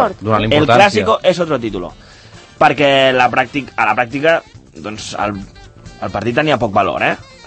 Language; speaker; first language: Catalan; native; Catalan